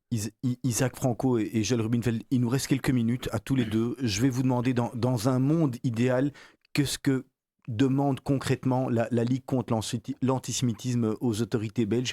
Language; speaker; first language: French; native; French